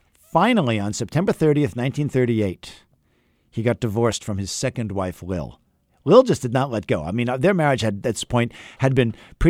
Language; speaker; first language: English; native; English